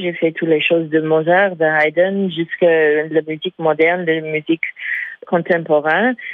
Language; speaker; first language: French; non-native, fluent; English